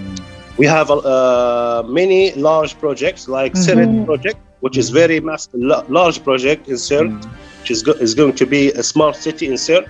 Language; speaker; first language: English; non-native, fluent; Arabic